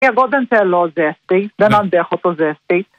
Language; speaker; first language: Greek; non-native, learner; Maltese